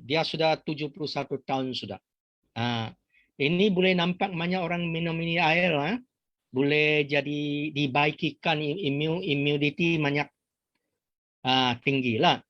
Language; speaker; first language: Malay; non-native, local second language; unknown